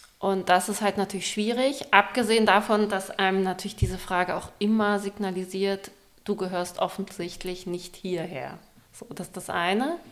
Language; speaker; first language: German; early bilingual, other home language; Persian